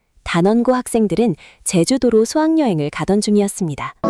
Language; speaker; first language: Korean; native; Korean